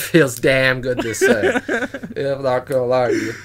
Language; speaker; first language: English; native; English